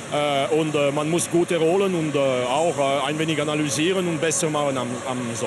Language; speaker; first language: German; non-native, learner; French